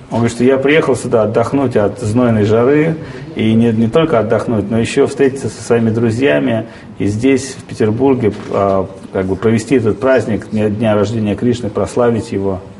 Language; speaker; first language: Russian; native; Russian